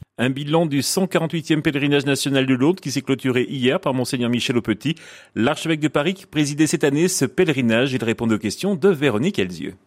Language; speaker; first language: French; native; French